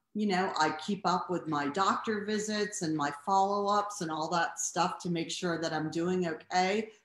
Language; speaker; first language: English; native; English